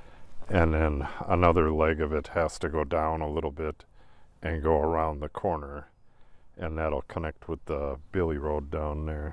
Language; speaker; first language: English; native; English